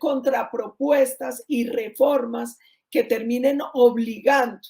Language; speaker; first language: Spanish; native; Spanish